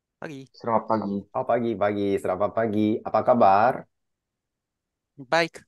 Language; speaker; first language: Indonesian; non-native, fluent; Japanese